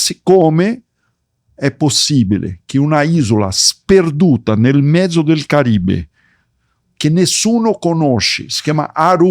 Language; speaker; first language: Italian; early bilingual, heritage; Portuguese